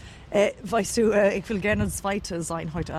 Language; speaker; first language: German; non-native, learner; English